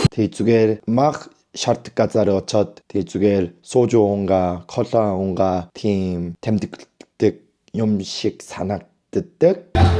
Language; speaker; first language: Mongolian; non-native, fluent; Korean